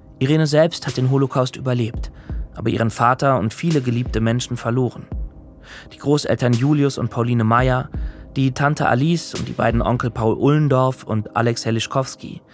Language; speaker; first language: German; native; German